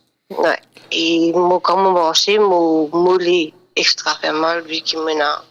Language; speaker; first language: French; non-native, local second language; Morisyen